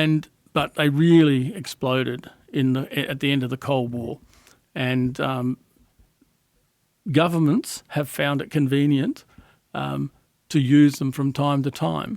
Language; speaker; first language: English; native; English